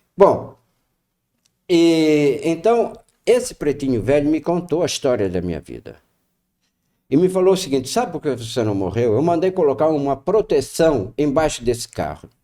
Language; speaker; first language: Portuguese; native; Portuguese